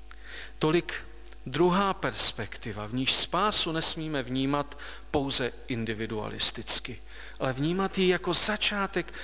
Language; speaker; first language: Czech; native; Czech